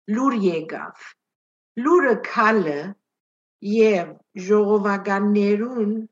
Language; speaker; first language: Armenian; early bilingual, heritage; Armenian